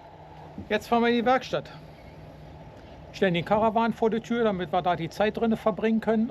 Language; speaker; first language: German; native; German